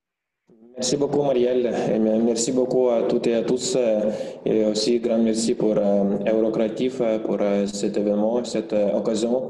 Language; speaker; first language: French; non-native, fluent; Lithuanian